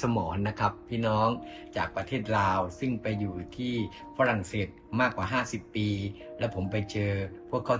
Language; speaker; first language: Thai; native; Thai